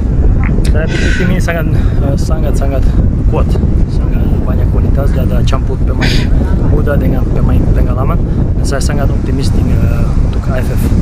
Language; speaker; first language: Indonesian; non-native, fluent; Serbian